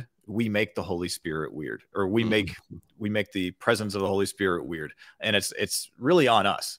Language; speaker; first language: English; native; English